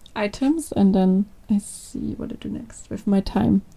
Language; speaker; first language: English; non-native, fluent; German